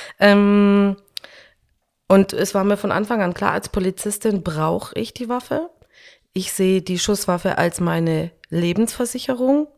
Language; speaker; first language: German; early bilingual, other home language; Hungarian